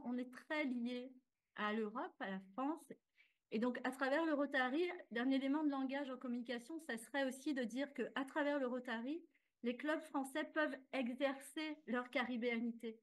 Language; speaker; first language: French; native; French